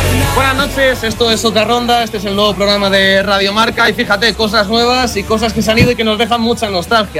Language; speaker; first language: Spanish; native; Spanish